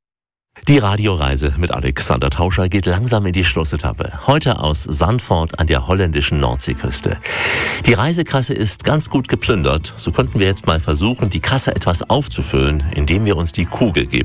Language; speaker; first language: German; native; German